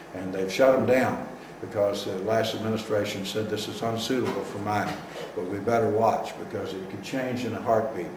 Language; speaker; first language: English; native; English